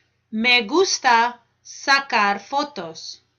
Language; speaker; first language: Spanish; non-native, fluent; English